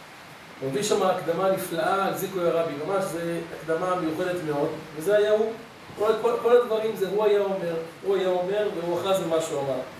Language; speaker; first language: Hebrew; native; Hebrew